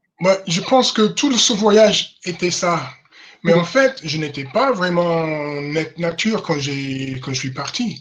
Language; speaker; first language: French; non-native, fluent; English